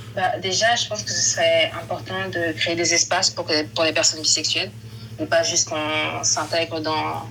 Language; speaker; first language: French; native; French